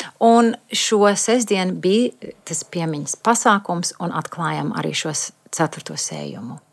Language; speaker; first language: Latvian; early bilingual, heritage; Latvian